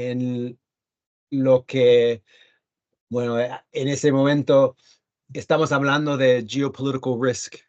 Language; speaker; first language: Spanish; early bilingual, heritage; Spanish